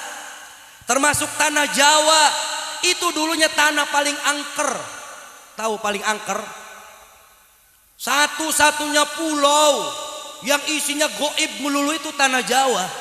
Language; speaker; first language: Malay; non-native, local second language; Sundanese